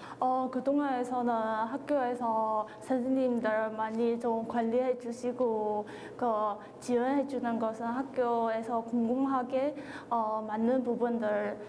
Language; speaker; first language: Korean; non-native, learner; Chinese